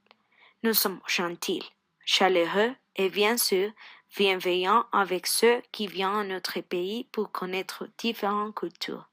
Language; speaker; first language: French; non-native, learner; Spanish